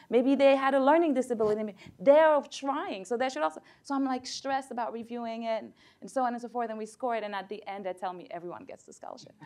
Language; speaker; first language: English; early bilingual, other home language; Haitian Creole